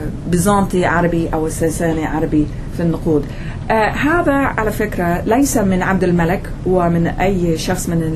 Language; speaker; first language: Arabic; non-native, fluent; English